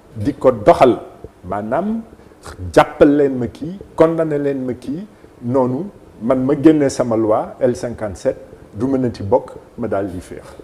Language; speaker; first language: Wolof; native; Wolof